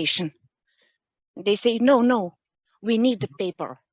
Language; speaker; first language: English; non-native, learner; Lithuanian